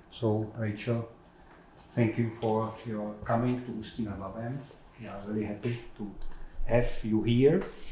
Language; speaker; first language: English; non-native, fluent; Czech